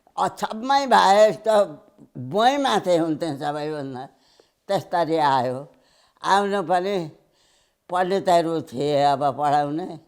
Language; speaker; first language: Nepali; early bilingual, heritage; Nepali